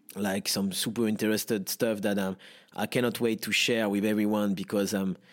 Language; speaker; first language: English; non-native, fluent; French